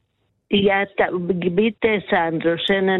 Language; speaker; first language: German; non-native, learner; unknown